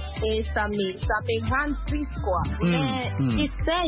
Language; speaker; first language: French; non-native, learner; Akan